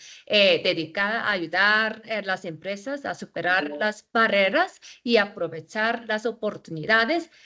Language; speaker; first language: Spanish; non-native, fluent; Korean